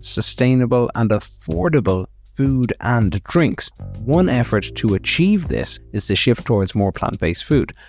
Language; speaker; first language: English; native; English